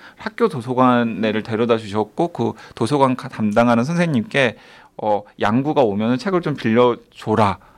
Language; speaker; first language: Korean; native; Korean